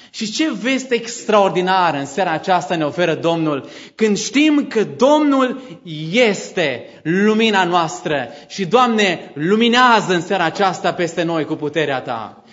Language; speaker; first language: Romanian; native; Romanian